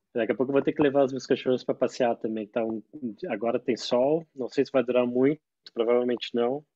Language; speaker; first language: Portuguese; native; Portuguese